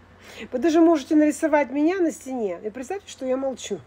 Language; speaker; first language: Russian; native; Russian